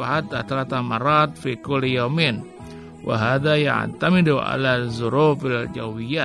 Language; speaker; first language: Arabic; non-native, fluent; Indonesian